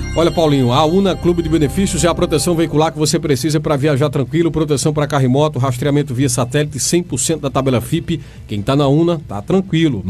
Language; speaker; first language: Portuguese; native; Portuguese